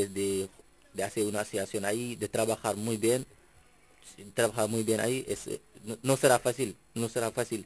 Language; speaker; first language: Spanish; non-native, fluent; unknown